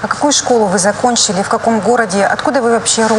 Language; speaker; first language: Russian; native; Russian